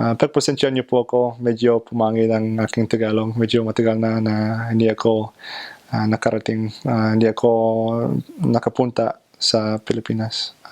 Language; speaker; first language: Filipino; non-native, fluent; English